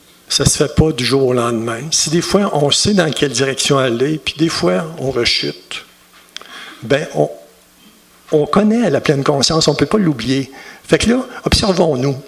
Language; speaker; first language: French; native; French